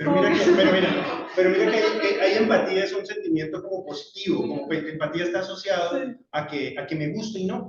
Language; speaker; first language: Spanish; native; Spanish